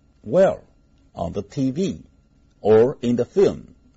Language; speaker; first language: English; non-native, fluent; Chinese